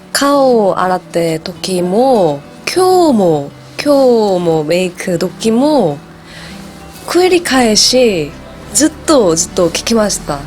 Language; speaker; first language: Japanese; non-native, learner; Korean